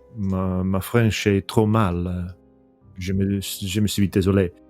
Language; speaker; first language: French; non-native, learner; English